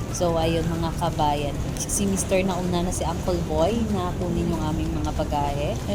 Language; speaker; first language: Filipino; non-native, local second language; Hiligaynon